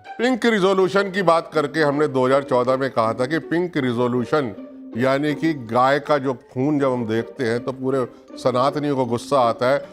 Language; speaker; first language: Hindi; native; Hindi